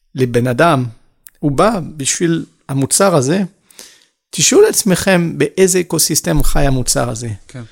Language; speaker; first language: Hebrew; non-native, fluent; French